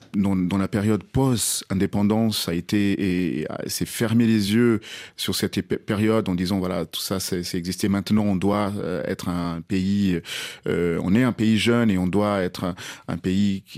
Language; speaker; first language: French; non-native, fluent; Portuguese